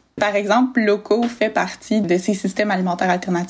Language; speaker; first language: French; native; French